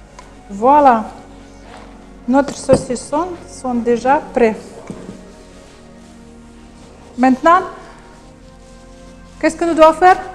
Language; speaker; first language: French; non-native, learner; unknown